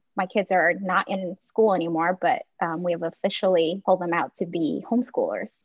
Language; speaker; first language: English; non-native, fluent; Chinese